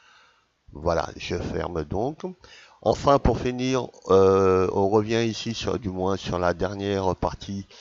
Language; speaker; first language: French; native; French